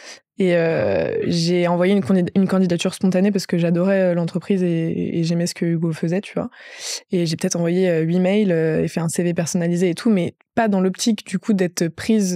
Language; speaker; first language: French; native; French